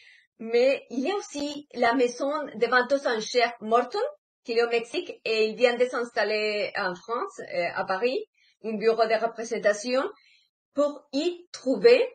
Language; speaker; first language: French; non-native, fluent; Spanish